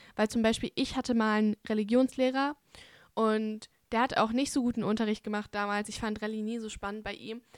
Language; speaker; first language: German; native; German